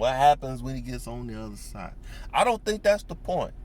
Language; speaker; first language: English; native; English